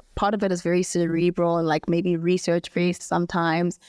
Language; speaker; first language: English; non-native, local second language; Southern Sotho